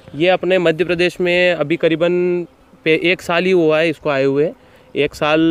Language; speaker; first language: Hindi; native; Hindi